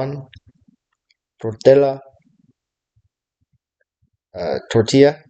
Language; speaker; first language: Spanish; non-native, learner; English